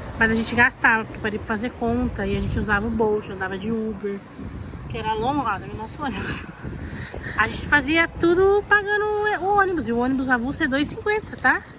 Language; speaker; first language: Portuguese; native; Portuguese